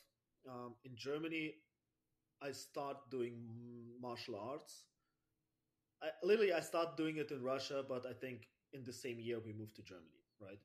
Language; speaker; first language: English; non-native, fluent; German